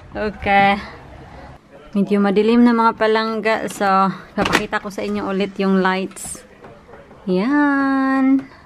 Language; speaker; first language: Filipino; native; Filipino